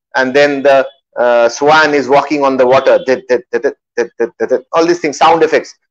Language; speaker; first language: English; non-native, local second language; Bangla